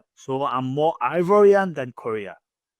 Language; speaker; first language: English; non-native, learner; French